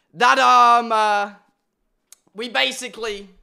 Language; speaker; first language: English; native; English